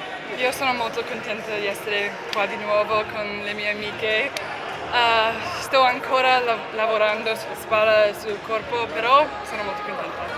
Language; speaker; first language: Italian; non-native, fluent; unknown